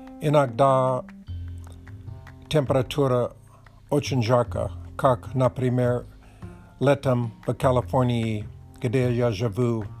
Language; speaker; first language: Russian; non-native, learner; English